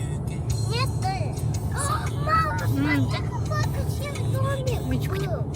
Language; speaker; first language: Russian; non-native, local second language; Yakut